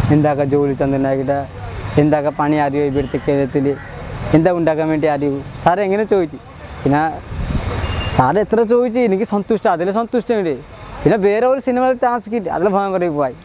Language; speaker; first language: Malayalam; non-native, local second language; Odia